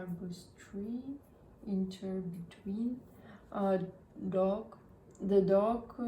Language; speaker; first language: English; non-native, learner; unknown